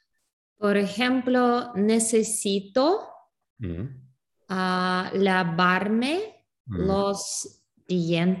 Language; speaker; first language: Spanish; non-native, learner; English